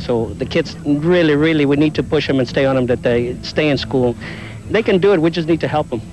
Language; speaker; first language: English; early bilingual, other home language; Spanish